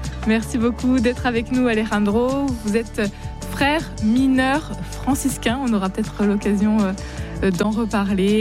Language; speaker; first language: French; native; French